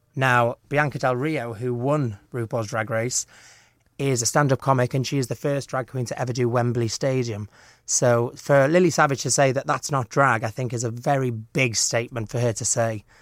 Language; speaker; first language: English; native; English